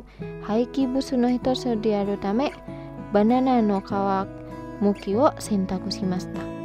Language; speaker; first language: Japanese; non-native, fluent; Indonesian